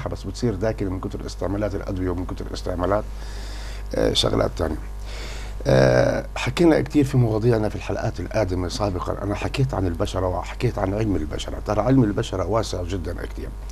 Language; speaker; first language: Arabic; native; Arabic